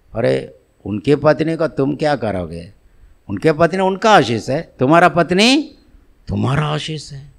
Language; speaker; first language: Hindi; non-native, local second language; Tamil